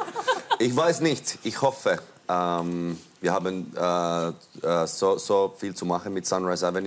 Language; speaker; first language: German; non-native, learner; Finnish